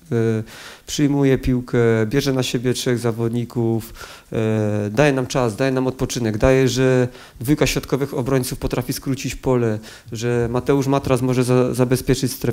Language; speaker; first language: Polish; native; Polish